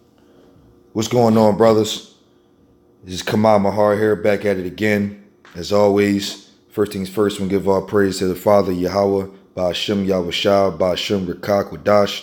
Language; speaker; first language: English; native; English